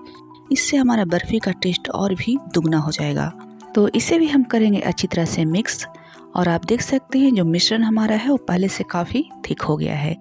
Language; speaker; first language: Hindi; native; Hindi